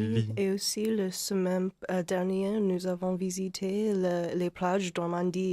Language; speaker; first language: French; non-native, learner; English